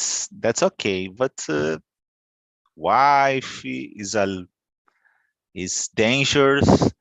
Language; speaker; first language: English; non-native, learner; Portuguese